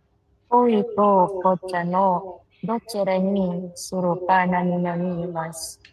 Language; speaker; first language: Japanese; non-native, learner; Filipino